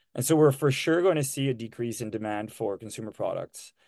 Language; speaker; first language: English; non-native, fluent; French